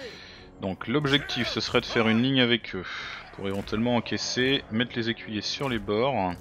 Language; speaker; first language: French; native; French